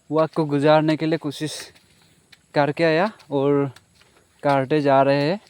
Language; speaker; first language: Hindi; non-native, local second language; Assamese